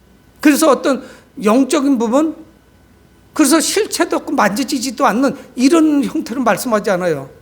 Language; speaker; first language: Korean; native; Korean